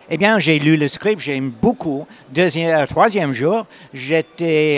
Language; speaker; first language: French; non-native, learner; English